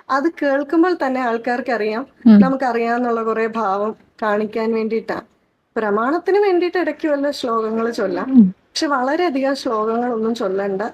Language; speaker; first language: Malayalam; non-native, local second language; Tamil